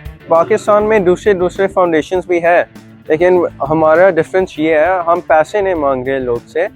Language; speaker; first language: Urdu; non-native, fluent; English